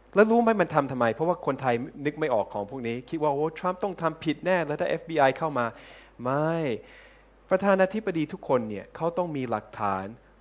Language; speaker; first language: Thai; non-native, fluent; English